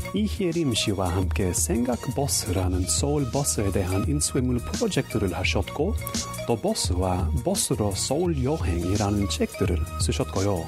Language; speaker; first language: Korean; non-native, fluent; English